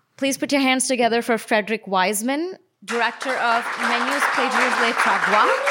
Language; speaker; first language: English; native; English